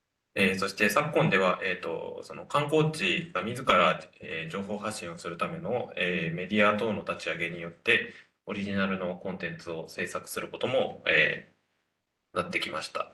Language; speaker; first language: Japanese; native; Japanese